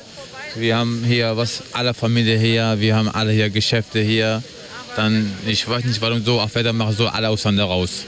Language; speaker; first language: German; non-native, learner; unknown